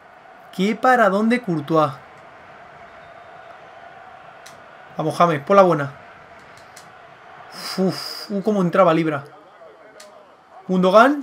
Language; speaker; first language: Spanish; native; Spanish